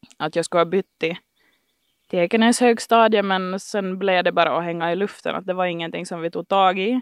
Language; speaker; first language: Swedish; native; Swedish